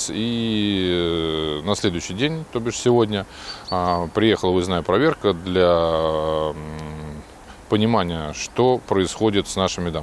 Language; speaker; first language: Russian; native; Russian